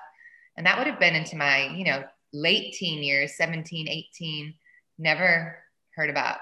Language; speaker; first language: English; native; English